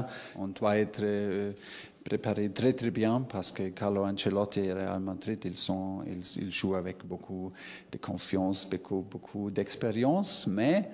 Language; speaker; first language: French; non-native, learner; German